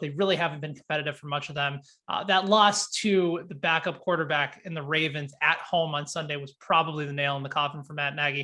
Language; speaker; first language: English; native; English